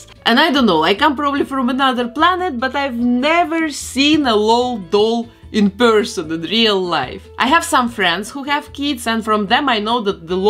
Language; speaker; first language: English; non-native, fluent; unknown